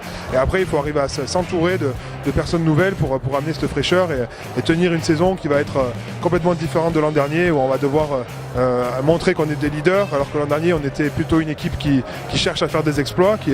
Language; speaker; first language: French; native; French